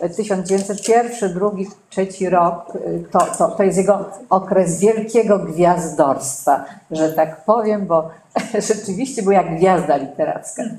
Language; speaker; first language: Polish; native; Polish